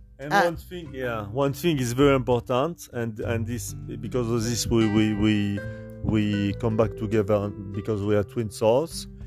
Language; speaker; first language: English; non-native, learner; French